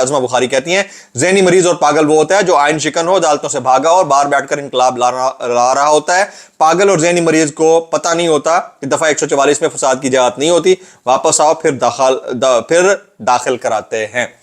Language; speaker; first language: Urdu; native; Urdu